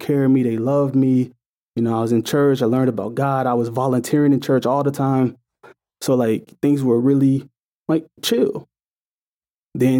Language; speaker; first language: English; native; English